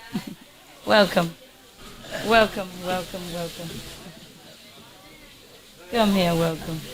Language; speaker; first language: English; non-native, fluent; Vietnamese